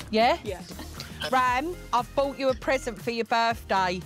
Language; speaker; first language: English; native; English